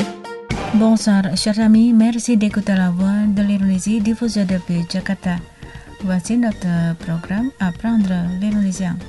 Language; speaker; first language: French; non-native, fluent; Indonesian